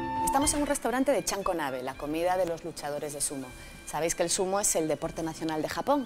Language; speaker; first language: Spanish; native; Spanish